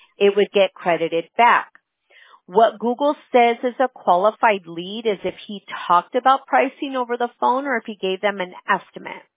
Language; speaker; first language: English; early bilingual, other home language; Spanish